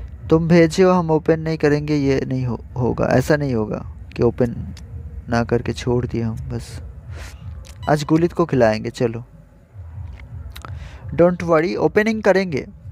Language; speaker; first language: Hindi; non-native, local second language; Bangla